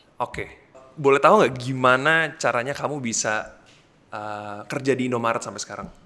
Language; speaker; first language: Indonesian; native; Indonesian